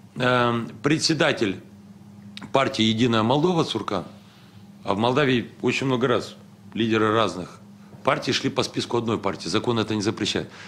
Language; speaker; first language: Russian; non-native, local second language; Romanian